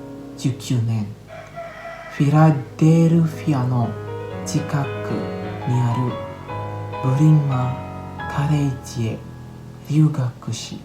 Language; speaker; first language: Japanese; non-native, learner; Indonesian